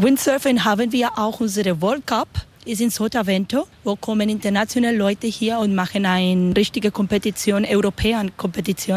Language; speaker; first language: German; non-native, learner; Spanish